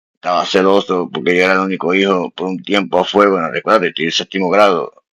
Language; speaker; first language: Spanish; early bilingual, heritage; Spanish